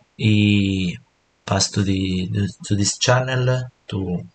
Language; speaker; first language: English; non-native, learner; Italian